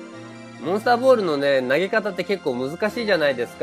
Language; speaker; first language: Japanese; native; Japanese